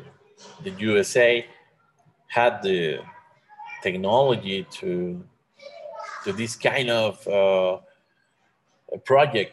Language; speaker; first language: English; non-native, learner; Spanish